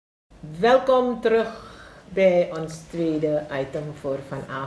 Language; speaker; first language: Dutch; non-native, local second language; Javanese